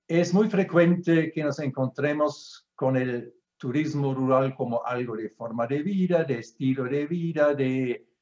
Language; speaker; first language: Spanish; non-native, fluent; German